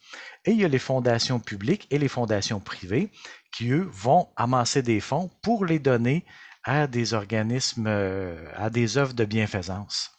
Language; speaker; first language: French; native; French